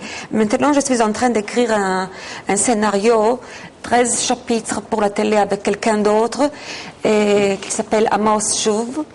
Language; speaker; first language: French; non-native, fluent; Hebrew